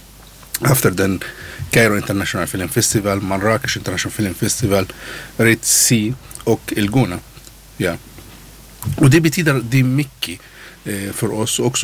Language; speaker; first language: Swedish; non-native, learner; Arabic